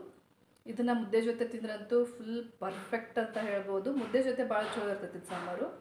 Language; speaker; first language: Kannada; native; Kannada